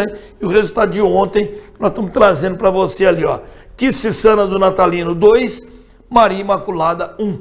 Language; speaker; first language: Portuguese; native; Portuguese